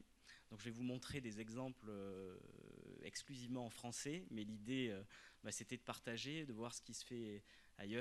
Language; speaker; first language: French; native; French